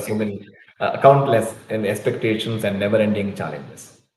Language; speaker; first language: English; non-native, local second language; Tulu